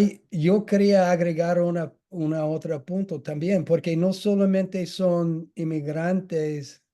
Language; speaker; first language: Spanish; non-native, fluent; English